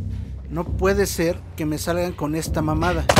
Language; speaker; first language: Spanish; native; Spanish